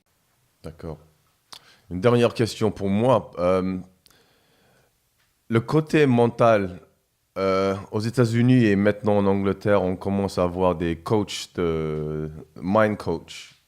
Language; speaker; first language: French; non-native, fluent; English